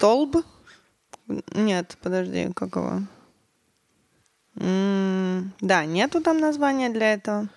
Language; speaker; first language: Russian; native; Russian